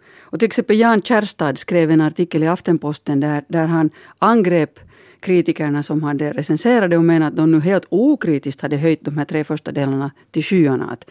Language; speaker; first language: Swedish; native; Swedish